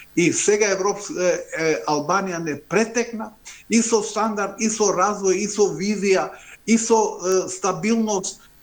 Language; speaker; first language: Macedonian; non-native, local second language; Albanian